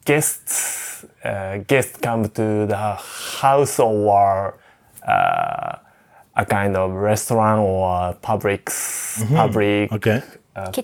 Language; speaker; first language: English; non-native, learner; Japanese